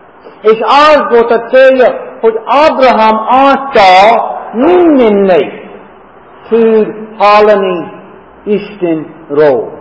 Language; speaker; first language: Hungarian; non-native, fluent; English